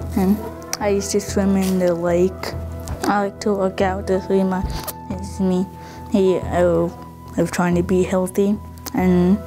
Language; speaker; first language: English; native; English